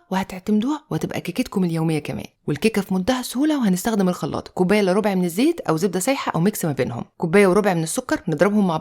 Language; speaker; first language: Arabic; native; Arabic